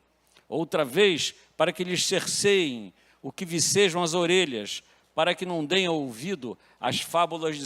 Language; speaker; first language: Portuguese; native; Portuguese